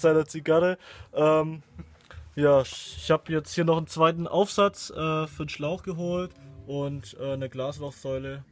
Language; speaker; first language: German; native; German